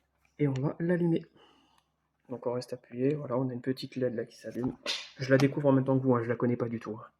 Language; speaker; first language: French; native; French